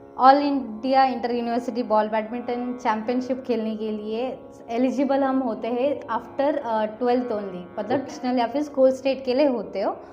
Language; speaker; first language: Hindi; non-native, local second language; Nepali